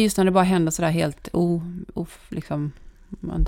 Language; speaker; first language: Swedish; native; Swedish